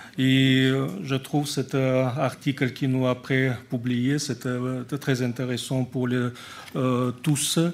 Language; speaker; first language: French; non-native, learner; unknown